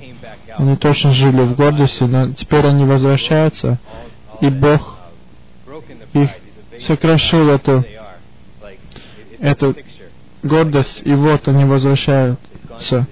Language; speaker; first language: Russian; early bilingual, heritage; Russian